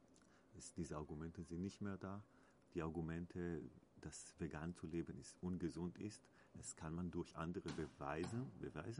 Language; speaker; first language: German; non-native, learner; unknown